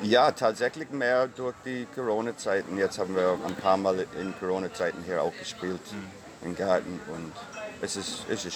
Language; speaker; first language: German; non-native, fluent; English